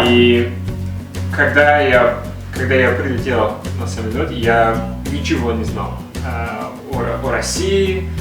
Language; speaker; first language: Russian; non-native, learner; English